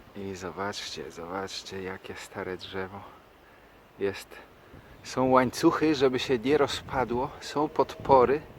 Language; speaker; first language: Polish; native; Polish